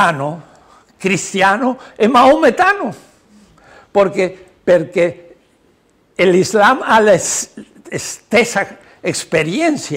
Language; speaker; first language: Italian; non-native, learner; Spanish